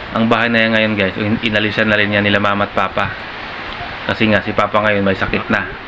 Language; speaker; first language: Filipino; non-native, local second language; Cebuano